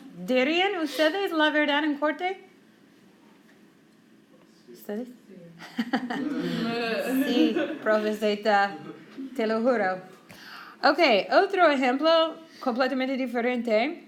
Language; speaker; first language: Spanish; non-native, fluent; English